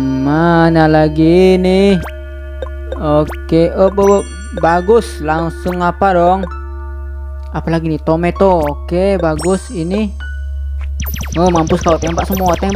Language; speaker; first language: Indonesian; native; Indonesian